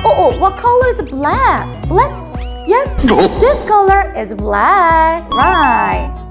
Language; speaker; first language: English; non-native, fluent; Korean